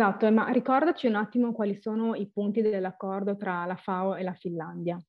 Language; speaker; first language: Italian; native; Italian